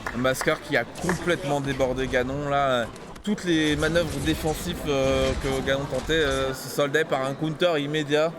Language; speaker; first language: French; native; French